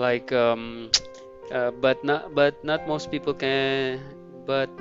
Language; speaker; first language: English; non-native, fluent; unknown